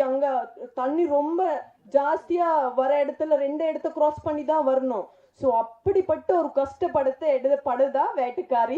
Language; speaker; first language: Tamil; non-native, fluent; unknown